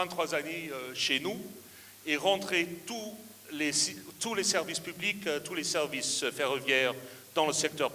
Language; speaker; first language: French; non-native, fluent; English